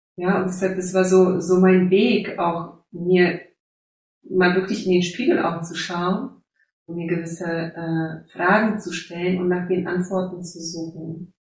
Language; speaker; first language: German; early bilingual, heritage; German